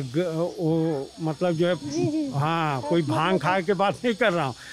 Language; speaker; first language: Hindi; native; Hindi